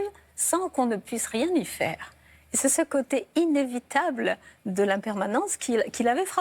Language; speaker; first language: French; native; French